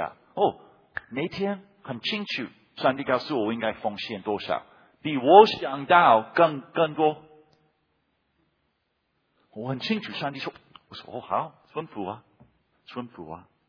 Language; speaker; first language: Chinese; non-native, fluent; English